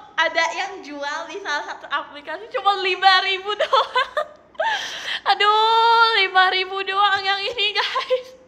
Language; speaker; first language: Indonesian; native; Indonesian